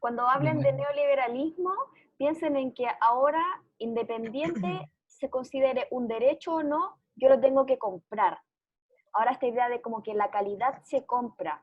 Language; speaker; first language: Spanish; native; Spanish